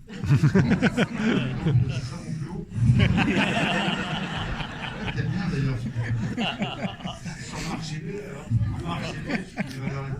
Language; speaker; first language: French; native; French